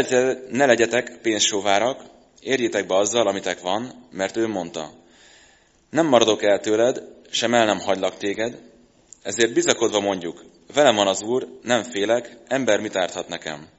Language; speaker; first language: Hungarian; native; Hungarian